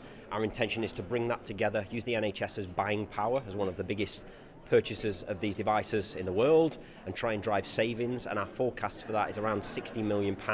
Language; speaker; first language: English; native; English